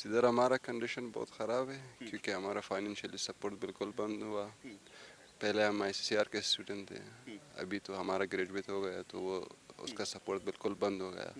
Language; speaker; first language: Hindi; non-native, fluent; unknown